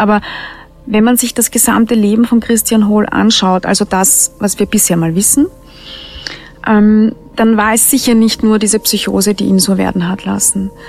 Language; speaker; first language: German; native; German